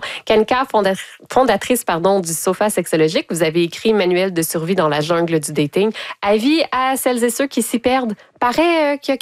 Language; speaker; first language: French; native; French